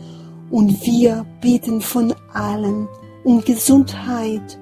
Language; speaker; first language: German; non-native, fluent; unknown